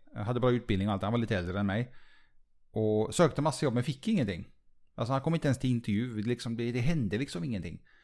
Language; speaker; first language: Swedish; early bilingual, other home language; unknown